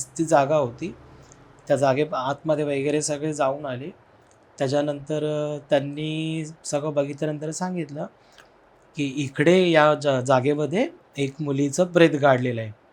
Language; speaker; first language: Marathi; non-native, local second language; Telugu